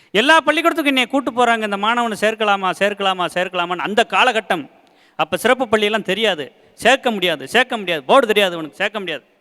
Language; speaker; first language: Tamil; native; Tamil